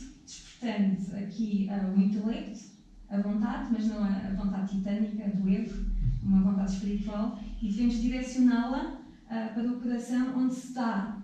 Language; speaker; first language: Portuguese; native; Portuguese